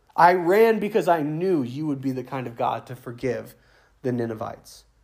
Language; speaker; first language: English; native; English